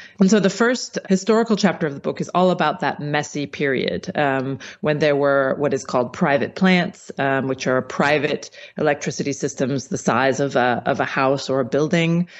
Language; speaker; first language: English; native; English